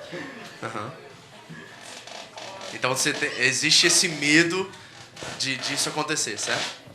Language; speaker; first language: Portuguese; native; Portuguese